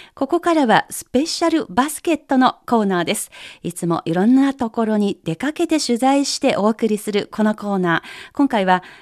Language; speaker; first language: Japanese; non-native, fluent; Chinese